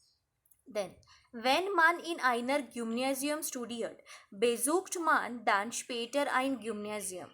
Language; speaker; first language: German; non-native, fluent; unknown